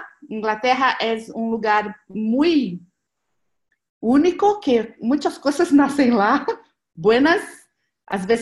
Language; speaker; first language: Spanish; non-native, learner; Portuguese